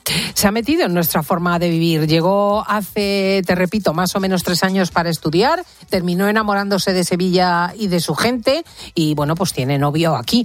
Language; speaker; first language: Spanish; native; Spanish